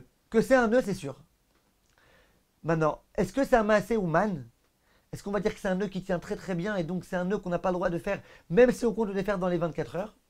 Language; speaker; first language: French; native; French